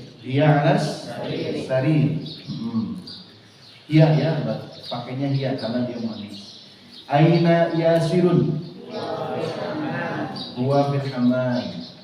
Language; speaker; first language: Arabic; non-native, fluent; Indonesian